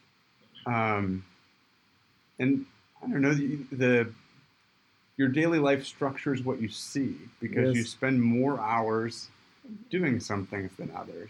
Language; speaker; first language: English; native; English